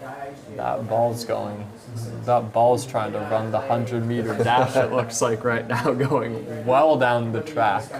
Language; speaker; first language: English; native; English